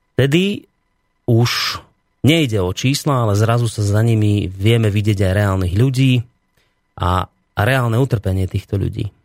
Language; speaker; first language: Slovak; native; Slovak